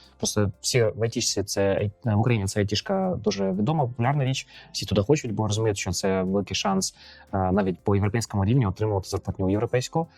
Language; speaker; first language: Ukrainian; non-native, local second language; Russian